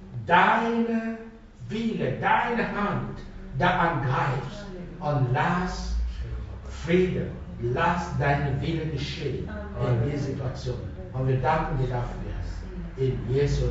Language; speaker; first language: German; non-native, fluent; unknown